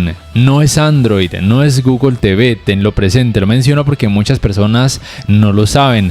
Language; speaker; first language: Spanish; native; Spanish